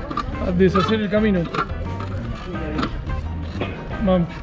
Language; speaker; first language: Spanish; native; Spanish